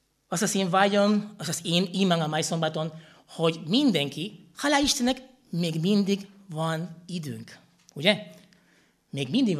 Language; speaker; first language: Hungarian; non-native, fluent; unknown